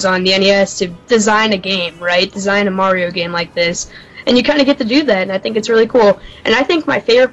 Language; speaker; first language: English; native; English